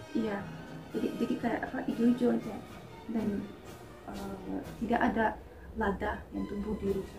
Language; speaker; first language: Indonesian; non-native, fluent; Russian